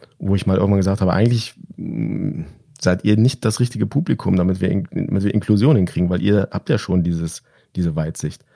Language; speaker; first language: German; early bilingual, other home language; Turkish